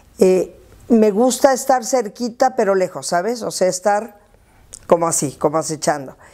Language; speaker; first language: Spanish; native; Spanish